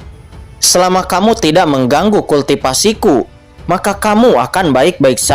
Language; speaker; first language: Indonesian; native; Indonesian